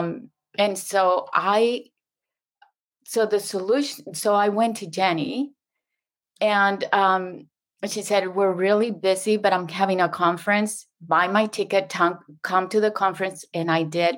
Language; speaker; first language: English; non-native, fluent; Spanish